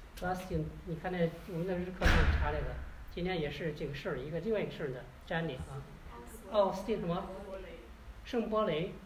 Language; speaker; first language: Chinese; native; Chinese